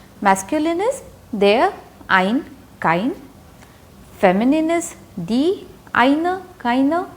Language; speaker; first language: German; non-native, fluent; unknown